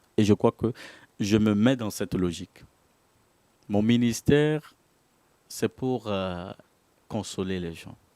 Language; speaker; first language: French; non-native, local second language; Ewe